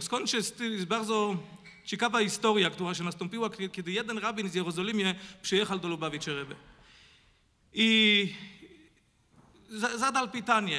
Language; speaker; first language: Polish; non-native, learner; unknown